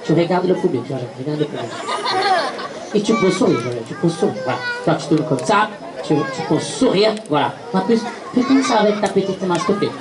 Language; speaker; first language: French; non-native, fluent; Portuguese